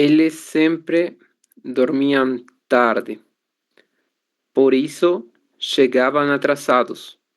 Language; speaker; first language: Portuguese; non-native, learner; Spanish